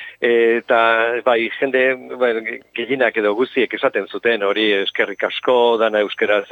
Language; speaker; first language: Basque; non-native, local second language; Spanish